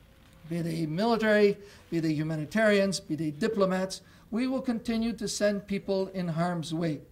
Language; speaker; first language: English; non-native, local second language; French